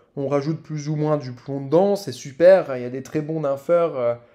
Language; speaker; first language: French; native; French